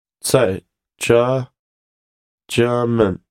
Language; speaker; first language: Chinese; non-native, learner; English